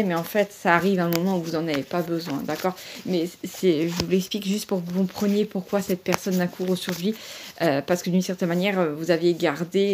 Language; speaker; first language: French; native; French